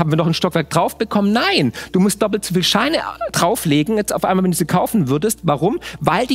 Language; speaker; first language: German; native; German